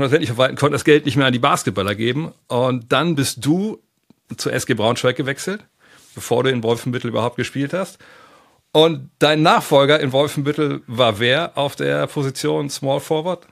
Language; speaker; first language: German; native; German